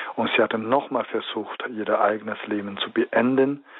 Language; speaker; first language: German; non-native, fluent; Chinese